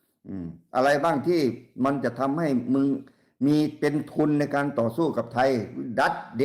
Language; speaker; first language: Thai; non-native, local second language; Lao